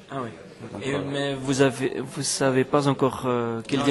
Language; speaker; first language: French; non-native, local second language; Dutch